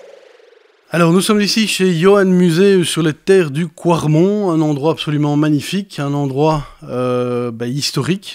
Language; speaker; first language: French; native; French